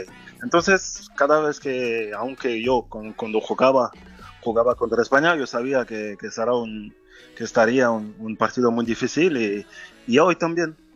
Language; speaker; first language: Spanish; non-native, fluent; French